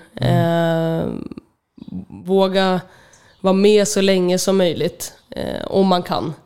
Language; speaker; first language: Swedish; native; Swedish